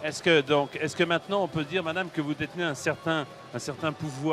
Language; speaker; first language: French; native; French